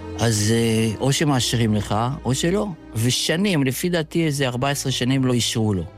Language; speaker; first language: Hebrew; early bilingual, other home language; Yiddish